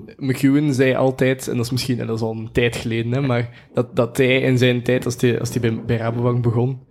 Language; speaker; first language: Dutch; native; Dutch